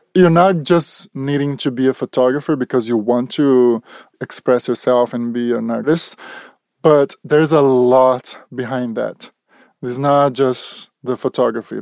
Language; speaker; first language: English; non-native, fluent; Portuguese